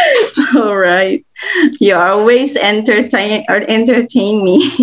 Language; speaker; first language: English; non-native, fluent; Indonesian